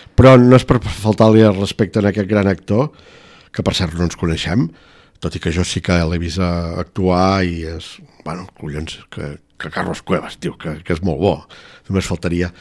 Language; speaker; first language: Catalan; native; Catalan